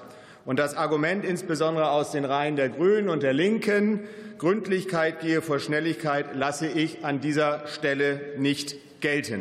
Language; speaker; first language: German; native; German